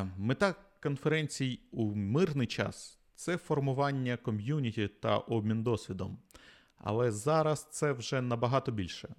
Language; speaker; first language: Ukrainian; non-native, local second language; Russian